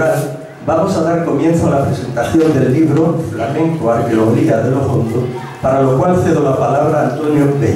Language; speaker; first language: Spanish; native; Spanish